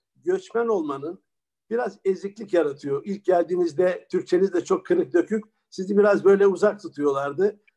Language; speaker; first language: Turkish; early bilingual, other home language; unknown